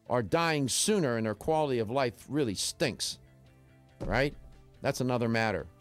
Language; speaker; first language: English; native; English